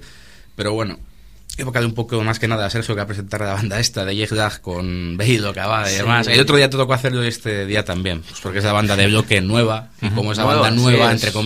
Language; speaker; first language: Spanish; native; Spanish